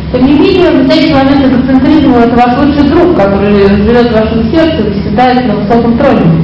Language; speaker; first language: Russian; native; Russian